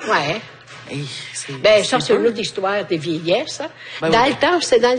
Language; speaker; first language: French; non-native, fluent; Italian